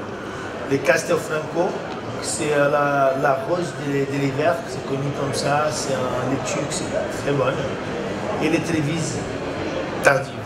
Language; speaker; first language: French; non-native, learner; Portuguese